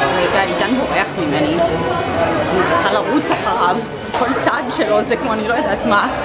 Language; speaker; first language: Hebrew; non-native, fluent; English